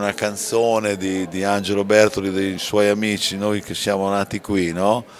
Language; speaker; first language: Italian; native; Italian